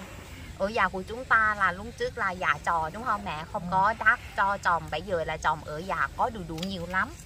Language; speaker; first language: Vietnamese; non-native, learner; Thai